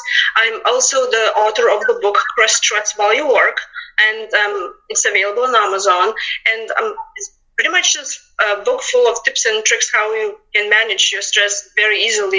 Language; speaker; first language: English; non-native, fluent; Lithuanian